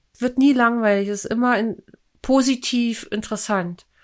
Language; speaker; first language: German; native; German